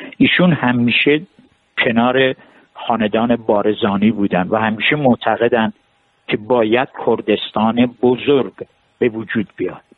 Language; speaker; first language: Persian; non-native, local second language; Armenian